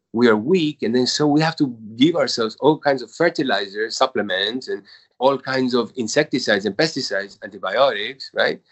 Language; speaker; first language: English; non-native, fluent; Spanish